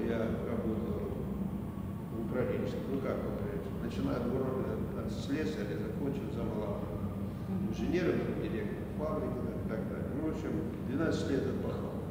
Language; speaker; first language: Russian; native; Russian